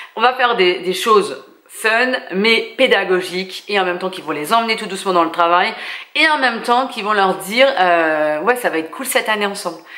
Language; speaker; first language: French; native; French